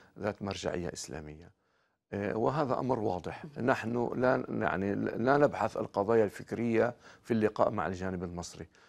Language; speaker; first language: Arabic; native; Arabic